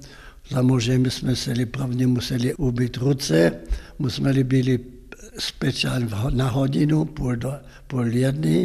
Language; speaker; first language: Czech; non-native, local second language; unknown